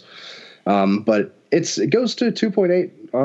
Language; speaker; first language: English; native; English